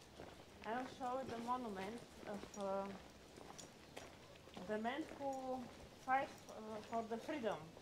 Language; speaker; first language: English; non-native, learner; Bulgarian